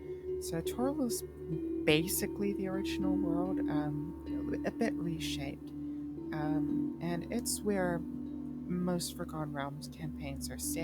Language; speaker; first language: English; native; English